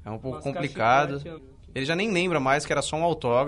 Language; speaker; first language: Portuguese; native; Portuguese